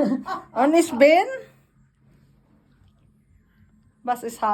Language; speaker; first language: German; non-native, learner; Filipino